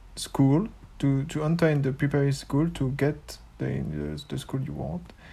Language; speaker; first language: English; non-native, learner; French